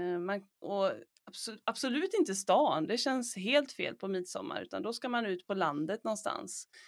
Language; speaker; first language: Swedish; native; Swedish